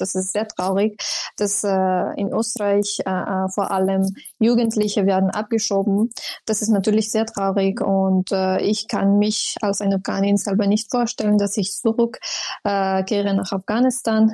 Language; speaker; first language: German; non-native, fluent; Persian